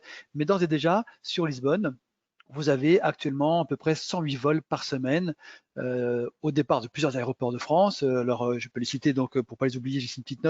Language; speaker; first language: French; native; French